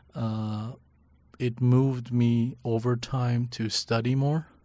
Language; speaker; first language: English; non-native, fluent; Persian